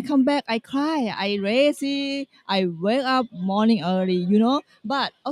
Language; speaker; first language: English; non-native, learner; Thai